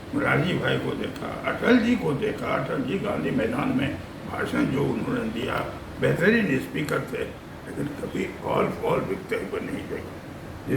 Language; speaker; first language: Hindi; native; Hindi